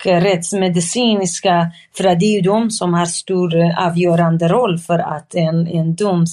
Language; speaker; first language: Swedish; non-native, fluent; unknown